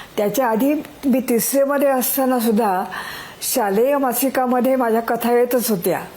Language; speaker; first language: Marathi; native; Marathi